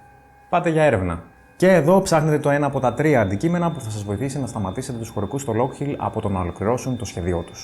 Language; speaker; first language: Greek; native; Greek